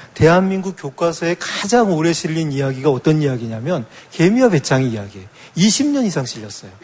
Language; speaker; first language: Korean; native; Korean